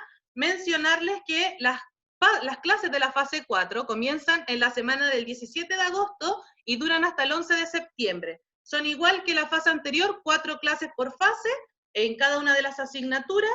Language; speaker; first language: Spanish; native; Spanish